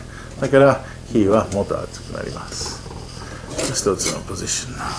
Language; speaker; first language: Japanese; non-native, fluent; English